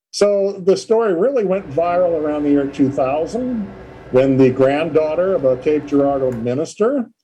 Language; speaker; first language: English; native; English